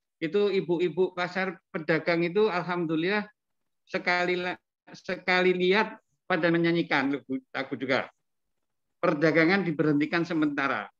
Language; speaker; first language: Indonesian; native; Indonesian